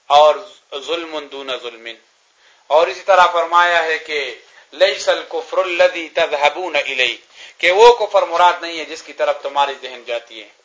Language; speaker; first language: Urdu; non-native, local second language; Pashto